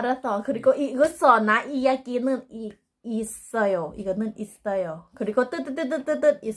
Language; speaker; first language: Korean; non-native, learner; Thai